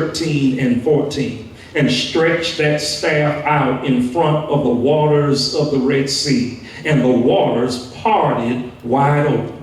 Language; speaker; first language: English; native; English